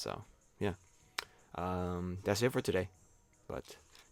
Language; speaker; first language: English; native; English